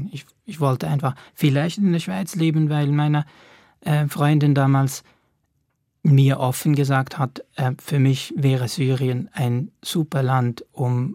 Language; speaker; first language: German; non-native, fluent; Arabic